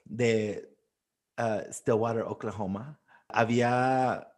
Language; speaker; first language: Spanish; early bilingual, heritage; Spanish